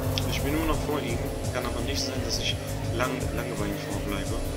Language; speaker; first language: German; native; German